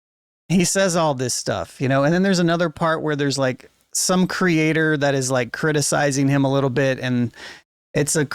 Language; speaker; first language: English; native; English